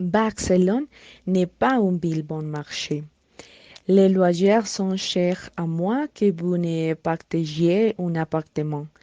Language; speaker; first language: French; non-native, learner; Spanish